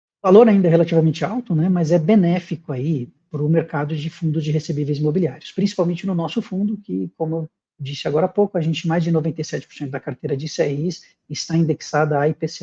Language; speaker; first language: Portuguese; native; Portuguese